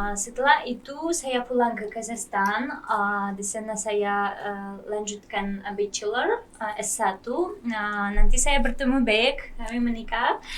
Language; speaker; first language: Indonesian; non-native, learner; Kazakh